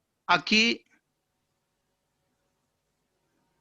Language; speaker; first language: Spanish; non-native, learner; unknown